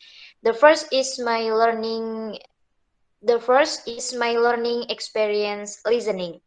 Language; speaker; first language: English; non-native, learner; Indonesian